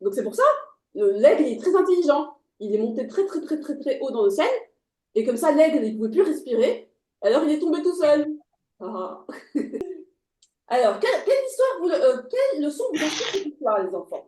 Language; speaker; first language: French; native; French